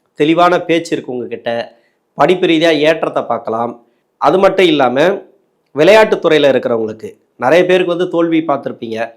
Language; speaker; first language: Tamil; native; Tamil